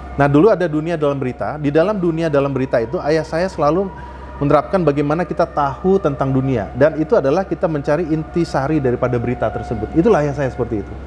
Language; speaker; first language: Indonesian; native; Indonesian